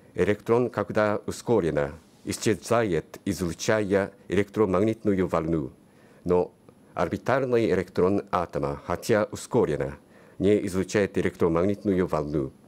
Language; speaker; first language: Russian; non-native, learner; Japanese